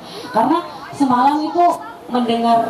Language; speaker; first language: Indonesian; native; Indonesian